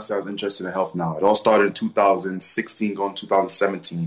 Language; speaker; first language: English; native; English